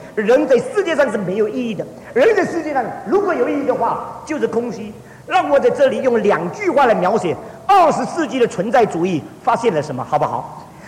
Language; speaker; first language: Chinese; early bilingual, heritage; Chinese